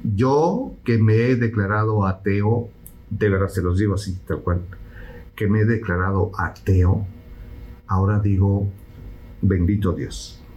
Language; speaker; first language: Spanish; native; Spanish